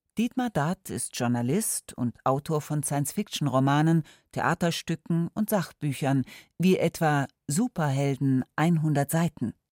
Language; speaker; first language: German; native; German